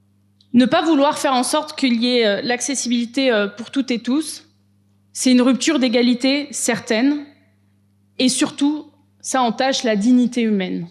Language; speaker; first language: French; native; French